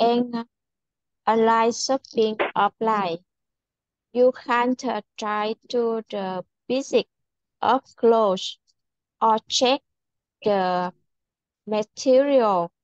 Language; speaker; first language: English; non-native, learner; Vietnamese